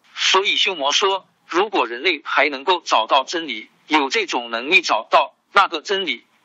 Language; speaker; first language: Chinese; non-native, local second language; Hakka Chinese